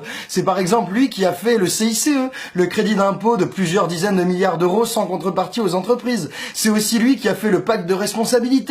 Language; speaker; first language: French; native; French